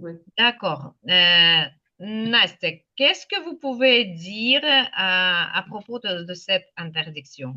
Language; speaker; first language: French; non-native, fluent; Ukrainian